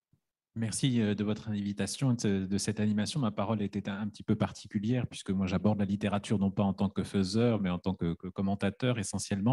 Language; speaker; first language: French; native; French